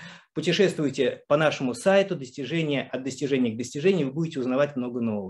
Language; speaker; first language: Russian; native; Russian